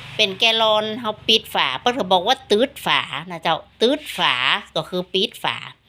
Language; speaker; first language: Thai; native; Thai